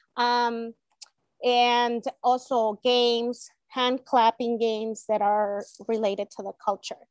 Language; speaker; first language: English; non-native, fluent; Spanish